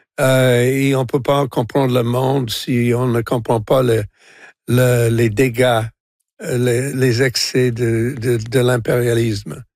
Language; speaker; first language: French; non-native, local second language; English